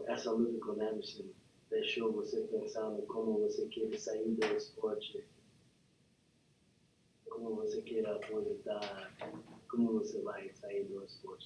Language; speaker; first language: Portuguese; non-native, learner; English